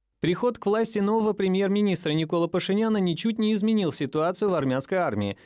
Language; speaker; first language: Russian; non-native, local second language; Azerbaijani